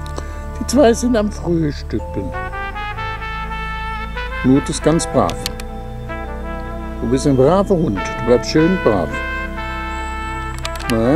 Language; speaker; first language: German; native; German